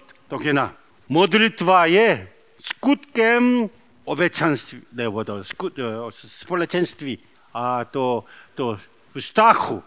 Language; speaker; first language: Czech; non-native, learner; Korean